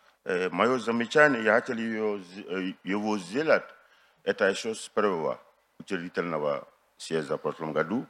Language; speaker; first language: Russian; non-native, fluent; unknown